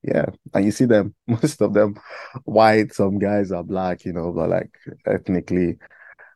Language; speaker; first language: English; non-native, local second language; Yoruba